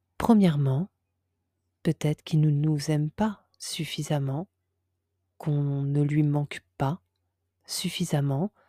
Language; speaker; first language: French; native; French